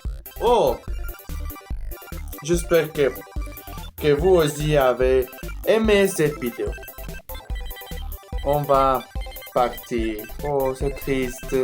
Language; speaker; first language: French; non-native, learner; Spanish